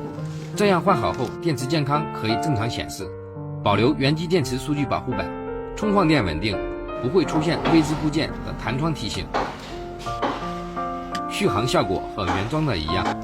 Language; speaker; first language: Chinese; native; Chinese